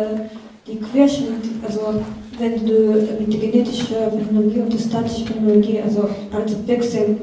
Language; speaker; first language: German; non-native, learner; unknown